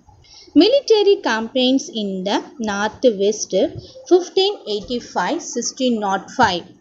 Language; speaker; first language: English; non-native, local second language; Tamil